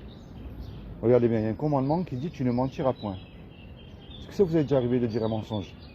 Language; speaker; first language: French; native; French